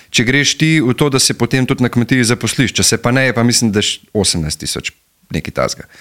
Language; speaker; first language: Slovenian; native; Slovenian